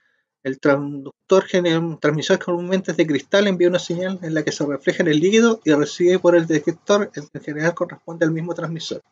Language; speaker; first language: Spanish; native; Spanish